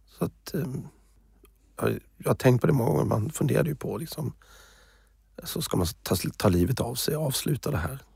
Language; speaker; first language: Swedish; native; Swedish